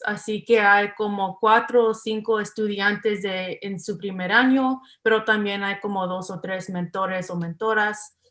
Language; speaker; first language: Spanish; early bilingual, heritage; English